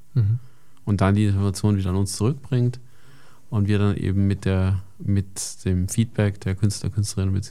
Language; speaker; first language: German; native; German